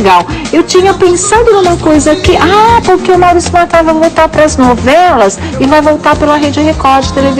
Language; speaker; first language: Portuguese; native; Portuguese